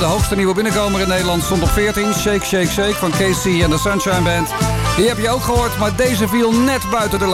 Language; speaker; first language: Dutch; native; Dutch